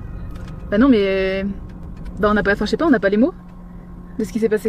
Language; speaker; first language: French; native; French